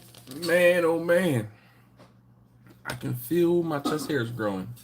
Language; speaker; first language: English; native; English